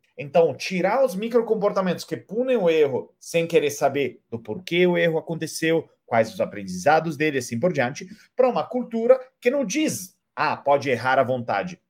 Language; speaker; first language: Portuguese; non-native, fluent; Italian